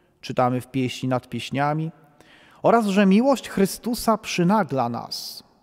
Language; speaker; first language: Polish; native; Polish